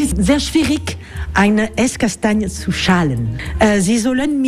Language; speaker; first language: German; non-native, learner; French